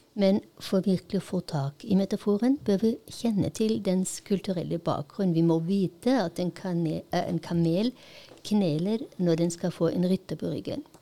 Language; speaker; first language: Norwegian; non-native, fluent; Polish